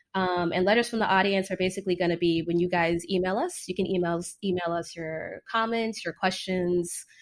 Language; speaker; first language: English; native; English